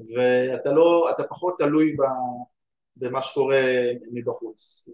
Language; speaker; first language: Hebrew; native; Hebrew